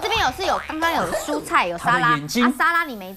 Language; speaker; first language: Chinese; native; Chinese